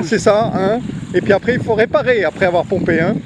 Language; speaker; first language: French; native; French